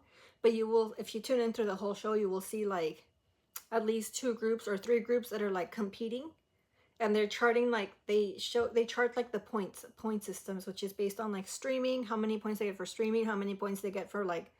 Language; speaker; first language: English; early bilingual, other home language; Spanish